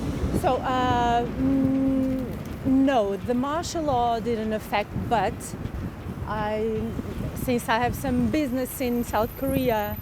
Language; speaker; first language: English; non-native, fluent; Portuguese